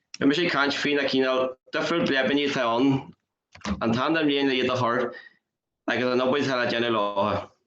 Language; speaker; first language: Irish; native; Irish